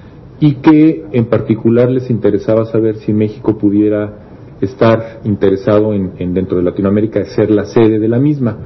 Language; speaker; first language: Spanish; native; Spanish